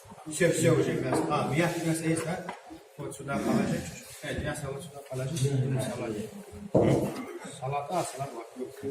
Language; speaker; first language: Russian; non-native, local second language; Tajik